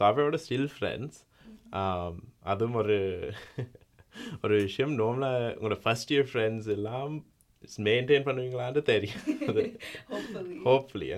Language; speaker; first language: Tamil; early bilingual, heritage; Tamil